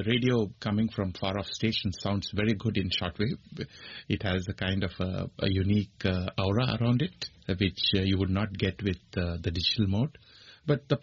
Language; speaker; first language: English; non-native, local second language; Kannada